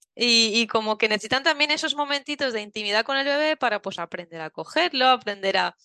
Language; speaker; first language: Spanish; native; Spanish